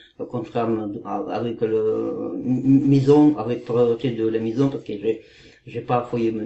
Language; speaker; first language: French; non-native, learner; Kazakh